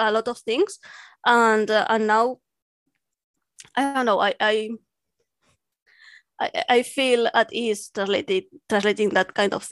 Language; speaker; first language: English; non-native, fluent; Catalan